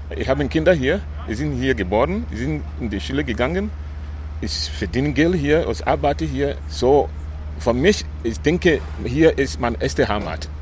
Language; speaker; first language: German; non-native, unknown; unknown